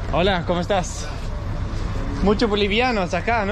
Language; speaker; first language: Spanish; non-native, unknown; Danish